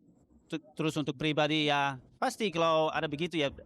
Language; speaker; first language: Indonesian; non-native, fluent; Dutch